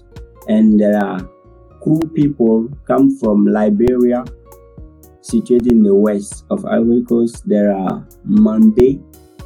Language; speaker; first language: English; non-native, learner; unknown